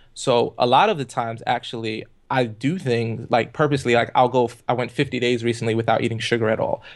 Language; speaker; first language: English; native; English